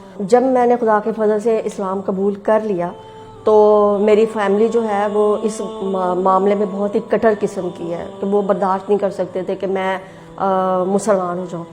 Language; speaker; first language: Urdu; native; Urdu